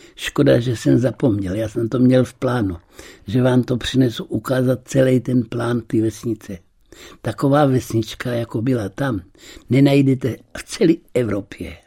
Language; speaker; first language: Czech; early bilingual, heritage; Czech